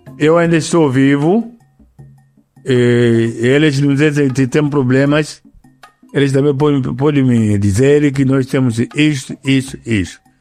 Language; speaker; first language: Portuguese; non-native, local second language; Yao